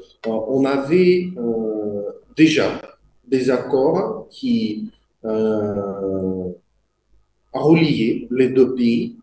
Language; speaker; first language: French; non-native, fluent; Russian